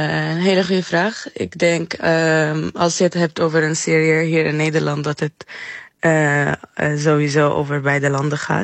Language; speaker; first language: Dutch; non-native, fluent; Arabic